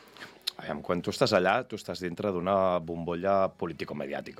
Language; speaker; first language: Catalan; native; Catalan